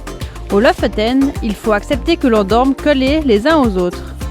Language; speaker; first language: French; native; French